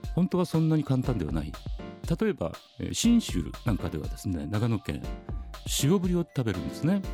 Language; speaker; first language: Japanese; native; Japanese